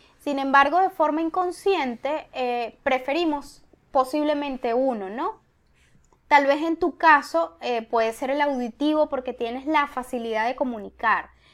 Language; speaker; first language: Spanish; native; Spanish